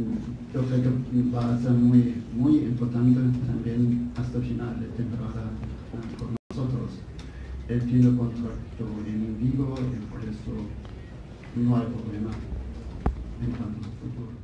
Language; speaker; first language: Spanish; non-native, fluent; German